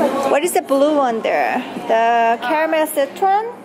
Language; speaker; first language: English; non-native, fluent; Korean